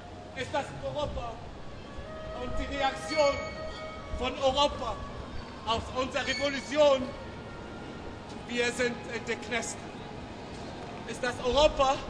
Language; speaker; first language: German; non-native, learner; Arabic